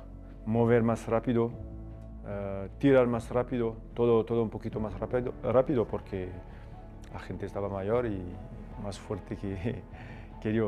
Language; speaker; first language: Spanish; non-native, fluent; French